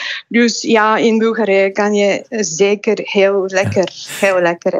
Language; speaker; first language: Dutch; non-native, fluent; Bulgarian